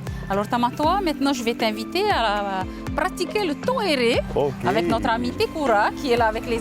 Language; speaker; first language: French; native; French